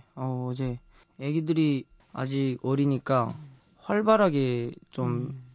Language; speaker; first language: Korean; early bilingual, heritage; Korean